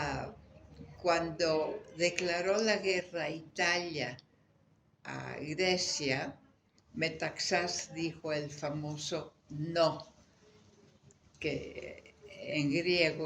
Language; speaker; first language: Spanish; native; Spanish